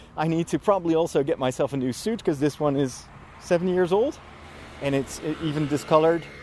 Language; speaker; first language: English; non-native, fluent; Dutch